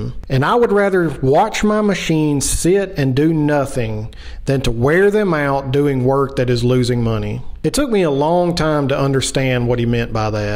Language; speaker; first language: English; native; English